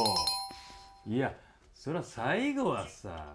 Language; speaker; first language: Japanese; native; Japanese